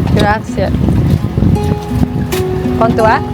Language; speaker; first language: Italian; non-native, learner; English